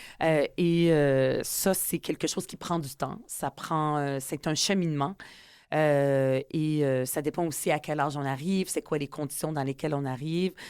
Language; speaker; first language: French; early bilingual, other home language; Arabic